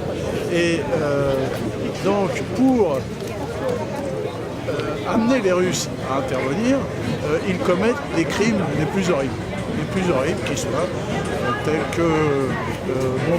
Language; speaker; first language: French; native; French